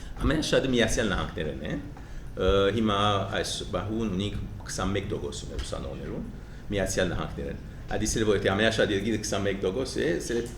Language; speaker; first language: Armenian; early bilingual, heritage; Armenian